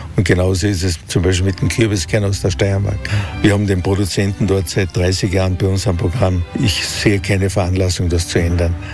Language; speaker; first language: German; native; German